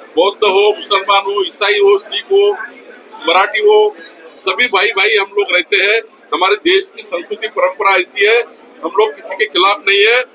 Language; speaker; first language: Hindi; non-native, local second language; Marathi